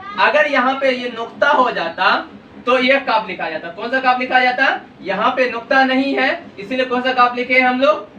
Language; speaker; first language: Hindi; native; Hindi